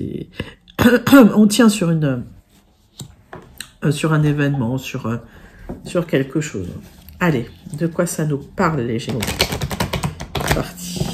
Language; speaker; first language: French; native; French